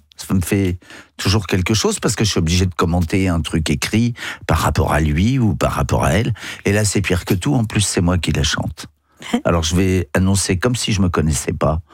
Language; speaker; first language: French; native; French